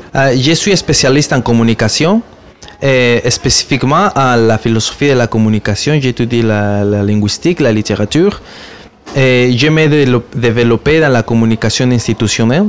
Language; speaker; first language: French; non-native, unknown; Spanish